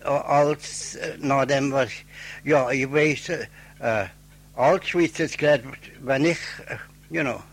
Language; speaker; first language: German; early bilingual, heritage; German